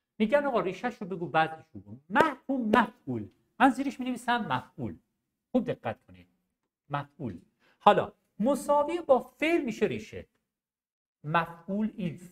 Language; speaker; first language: Persian; non-native, local second language; Arabic